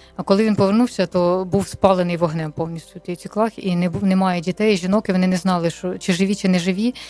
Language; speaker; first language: Ukrainian; non-native, local second language; Russian